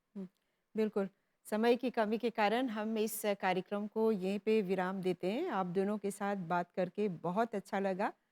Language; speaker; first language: Hindi; non-native, local second language; Morisyen